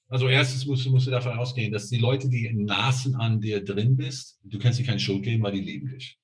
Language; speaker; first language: German; non-native, fluent; English